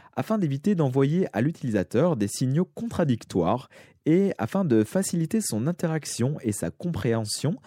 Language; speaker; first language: French; native; French